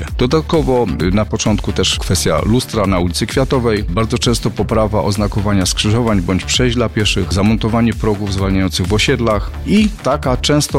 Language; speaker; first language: Polish; native; Polish